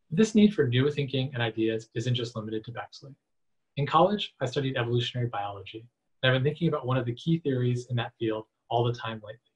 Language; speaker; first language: English; native; English